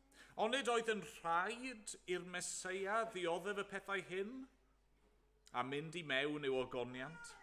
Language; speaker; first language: Welsh; native; Welsh